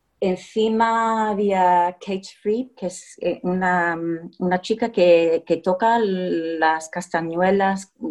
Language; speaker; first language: Spanish; non-native, fluent; English